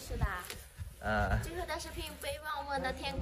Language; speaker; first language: Chinese; non-native, learner; Lao